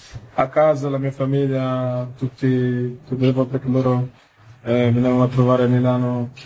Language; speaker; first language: Italian; non-native, fluent; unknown